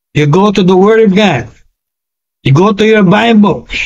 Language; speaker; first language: English; non-native, local second language; Filipino